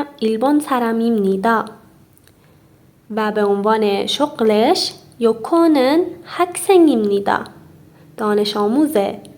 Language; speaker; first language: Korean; non-native, fluent; Persian